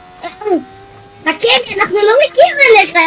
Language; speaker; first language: Hebrew; native; Hebrew